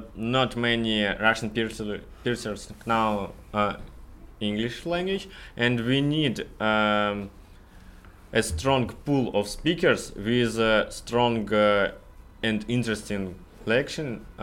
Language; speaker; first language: English; non-native, learner; Russian